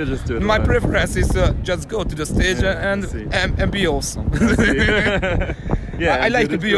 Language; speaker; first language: English; non-native, learner; Hungarian